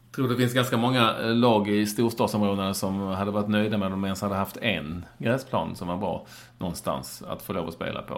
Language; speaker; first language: Swedish; native; Swedish